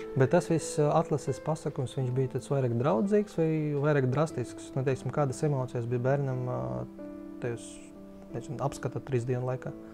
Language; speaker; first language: Latvian; non-native, local second language; Russian